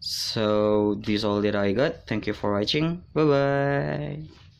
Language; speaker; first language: English; non-native, learner; Indonesian